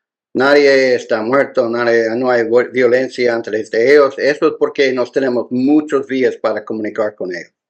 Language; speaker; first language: Spanish; non-native, learner; English